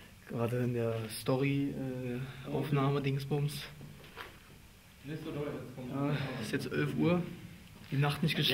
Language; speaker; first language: German; native; German